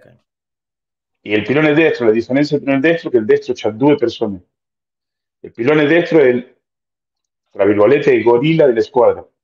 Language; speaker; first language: Italian; non-native, fluent; Spanish